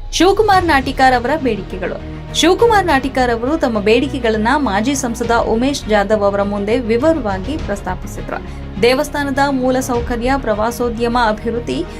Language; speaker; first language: Kannada; native; Kannada